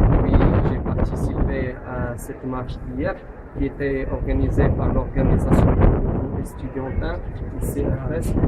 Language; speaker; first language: French; non-native, local second language; Arabic